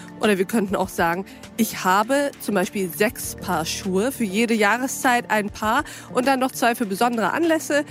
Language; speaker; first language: German; native; German